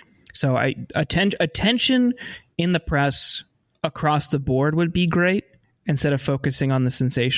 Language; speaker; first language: English; native; English